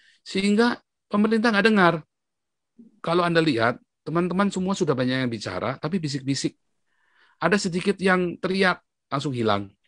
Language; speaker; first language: Indonesian; native; Indonesian